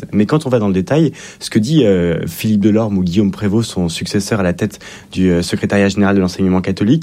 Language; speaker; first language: French; native; French